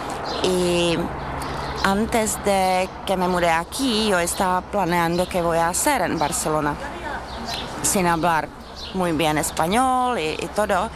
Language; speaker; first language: Spanish; non-native, fluent; Czech